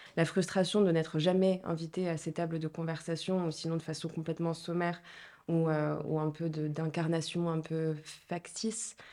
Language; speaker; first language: French; non-native, local second language; Arabic